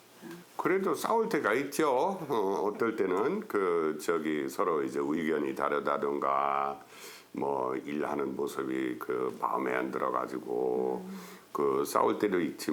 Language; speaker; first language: Korean; non-native, fluent; German